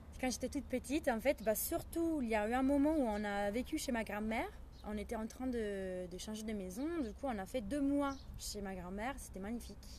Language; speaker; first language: French; non-native, fluent; Italian